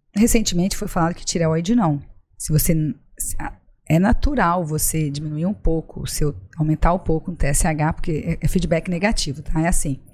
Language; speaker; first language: Portuguese; native; Portuguese